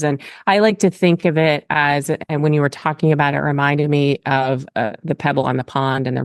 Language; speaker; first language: English; native; English